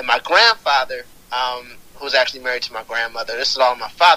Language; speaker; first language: English; native; English